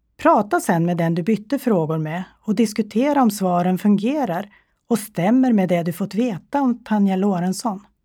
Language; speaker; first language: Swedish; native; Swedish